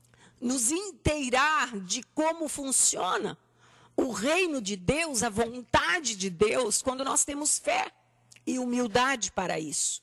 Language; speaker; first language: Portuguese; native; Portuguese